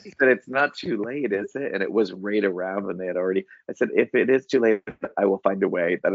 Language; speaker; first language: English; native; English